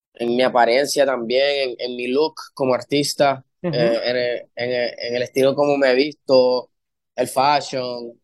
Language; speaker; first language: Spanish; early bilingual, heritage; Spanish